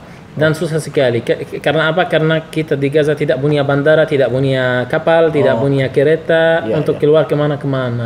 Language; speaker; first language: Indonesian; non-native, learner; Arabic